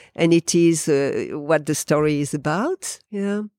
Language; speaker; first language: English; non-native, fluent; French